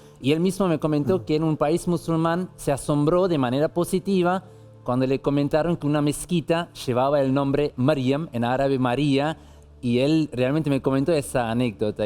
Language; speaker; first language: Spanish; non-native, fluent; German